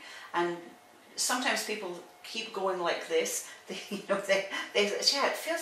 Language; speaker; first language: English; native; English